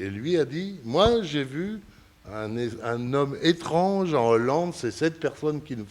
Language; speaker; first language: French; early bilingual, other home language; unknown